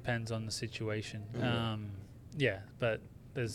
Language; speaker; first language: English; native; English